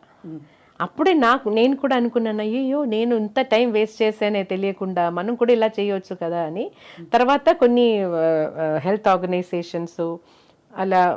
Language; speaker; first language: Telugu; non-native, fluent; Malayalam